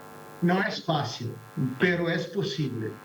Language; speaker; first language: Spanish; non-native, fluent; Portuguese